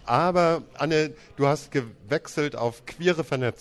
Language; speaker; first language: German; native; German